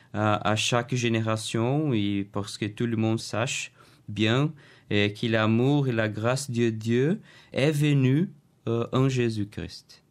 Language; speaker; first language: French; non-native, learner; Portuguese